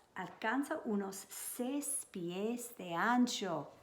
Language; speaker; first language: Spanish; non-native, learner; English